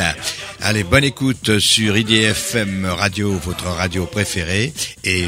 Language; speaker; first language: French; native; French